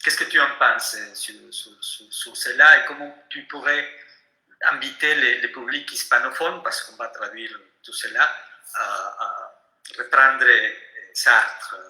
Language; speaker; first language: French; non-native, fluent; Spanish